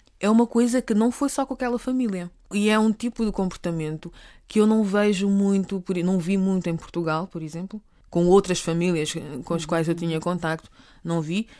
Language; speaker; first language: Portuguese; native; Portuguese